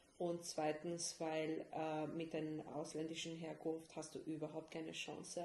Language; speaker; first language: German; non-native, fluent; Hungarian